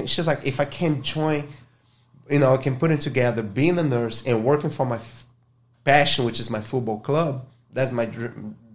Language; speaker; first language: English; non-native, fluent; Portuguese